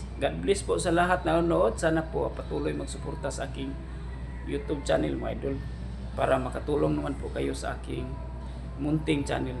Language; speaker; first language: Filipino; non-native, local second language; Cebuano